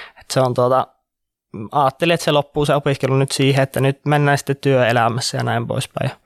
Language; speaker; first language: Finnish; native; Finnish